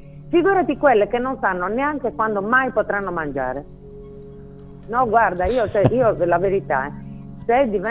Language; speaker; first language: Italian; native; Italian